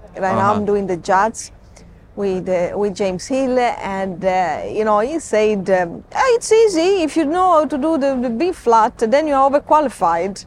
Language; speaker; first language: English; non-native, fluent; Italian